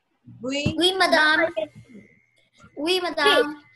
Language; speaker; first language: French; non-native, learner; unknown